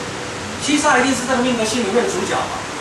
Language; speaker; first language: Chinese; native; Chinese